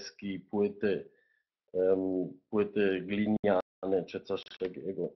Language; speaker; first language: Polish; non-native, fluent; German